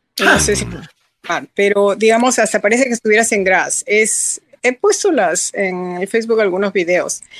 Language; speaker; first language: Spanish; native; Spanish